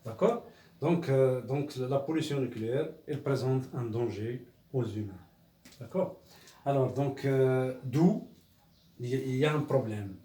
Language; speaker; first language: French; non-native, local second language; Arabic